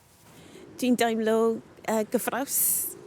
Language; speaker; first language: Welsh; non-native, learner; English